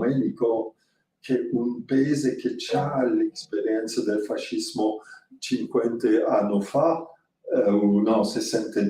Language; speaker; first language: Italian; non-native, fluent; French